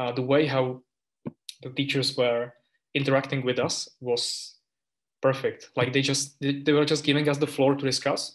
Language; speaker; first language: English; non-native, fluent; Czech